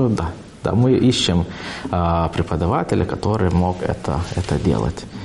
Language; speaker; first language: Russian; non-native, fluent; Lithuanian